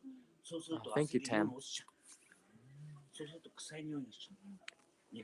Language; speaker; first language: Japanese; native; Japanese